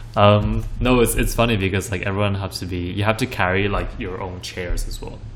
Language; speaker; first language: English; non-native, fluent; Chinese